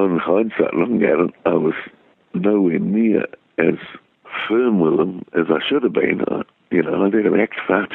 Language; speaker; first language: English; native; English